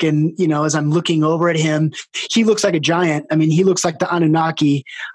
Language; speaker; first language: English; native; English